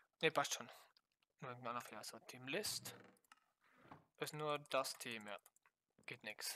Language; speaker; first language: German; native; German